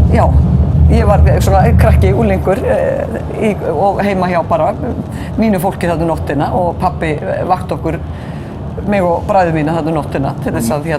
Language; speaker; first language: Icelandic; native; Icelandic